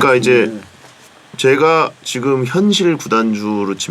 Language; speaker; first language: Korean; native; Korean